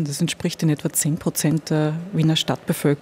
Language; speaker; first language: German; native; German